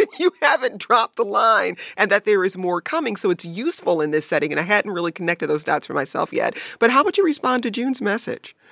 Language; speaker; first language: English; native; English